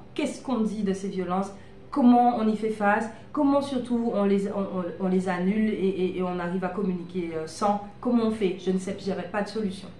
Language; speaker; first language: French; native; French